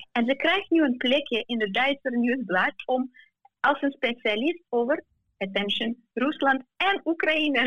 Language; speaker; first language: Dutch; non-native, fluent; Ukrainian